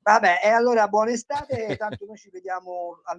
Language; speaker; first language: Italian; native; Italian